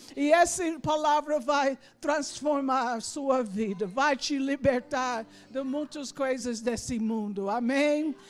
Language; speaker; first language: Portuguese; non-native, learner; English